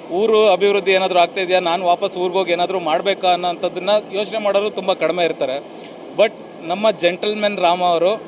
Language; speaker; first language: Kannada; native; Kannada